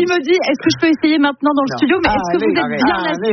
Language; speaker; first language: French; native; French